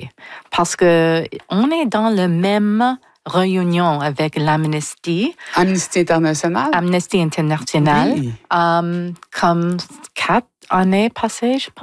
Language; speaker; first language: French; non-native, local second language; English